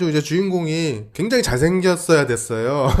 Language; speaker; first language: Korean; native; Korean